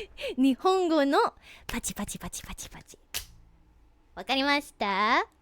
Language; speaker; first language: Japanese; non-native, learner; English